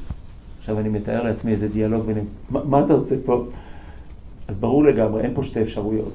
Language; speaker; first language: Hebrew; native; Hebrew